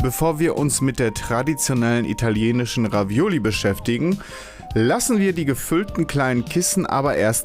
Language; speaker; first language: German; native; German